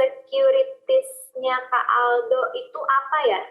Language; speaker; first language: Indonesian; native; Indonesian